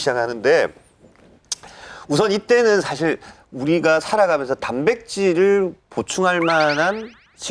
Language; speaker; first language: Korean; native; Korean